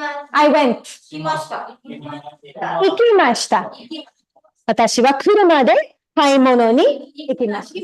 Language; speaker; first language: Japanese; non-native, fluent; Tamil